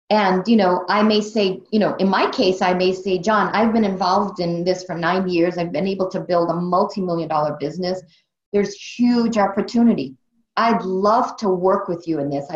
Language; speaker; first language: English; native; English